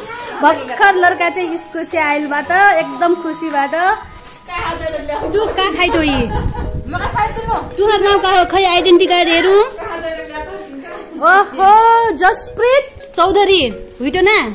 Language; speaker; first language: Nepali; non-native, local second language; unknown